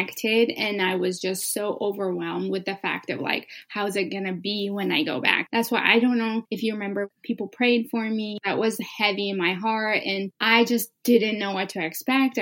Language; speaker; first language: English; early bilingual, other home language; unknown